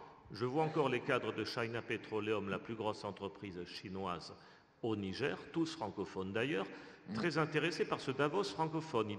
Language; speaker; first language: French; native; French